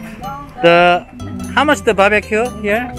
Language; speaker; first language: English; non-native, learner; Korean